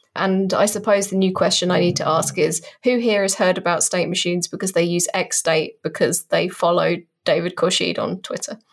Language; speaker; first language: English; native; English